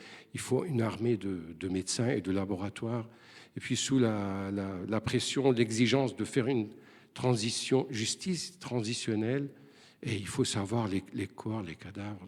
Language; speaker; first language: French; non-native, fluent; Arabic